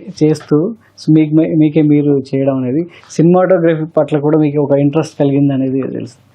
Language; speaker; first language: Telugu; native; Telugu